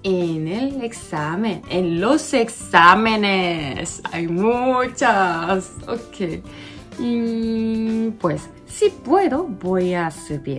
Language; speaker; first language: Spanish; non-native, learner; Korean